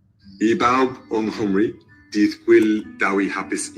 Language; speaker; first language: Welsh; non-native, learner; English